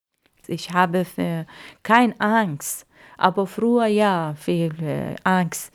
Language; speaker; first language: German; non-native, fluent; Kurdish